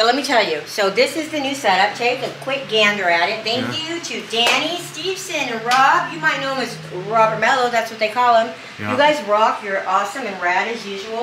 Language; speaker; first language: English; native; English